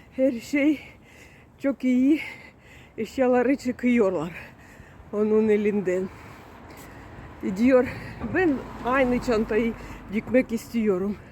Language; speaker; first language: Turkish; non-native, learner; Russian